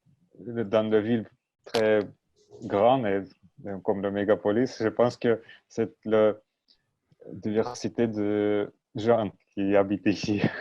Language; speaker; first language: French; non-native, learner; Russian